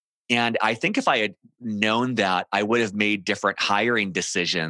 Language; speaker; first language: English; native; English